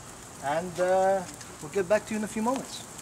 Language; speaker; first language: English; native; English